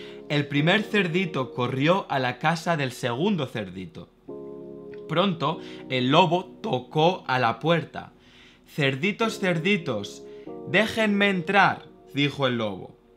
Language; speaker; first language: Spanish; native; Spanish